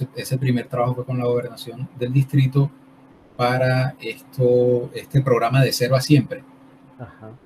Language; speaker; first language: Spanish; native; Spanish